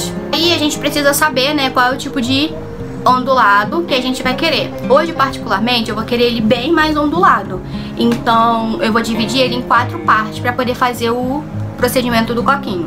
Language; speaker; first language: Portuguese; native; Portuguese